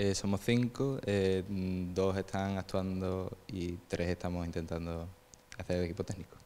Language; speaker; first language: Spanish; native; Spanish